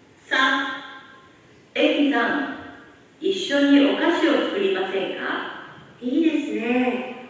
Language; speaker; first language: Japanese; non-native, learner; Indonesian